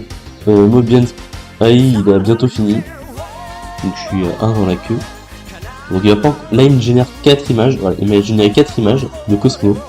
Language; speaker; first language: French; native; French